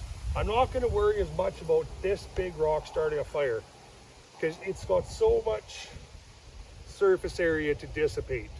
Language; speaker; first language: English; native; English